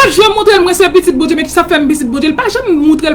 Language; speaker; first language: French; non-native, local second language; Haitian Creole